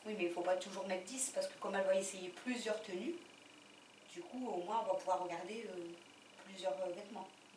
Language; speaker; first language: French; native; French